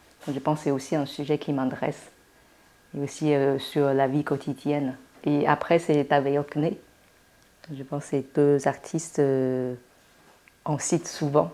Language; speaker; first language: French; non-native, fluent; Chinese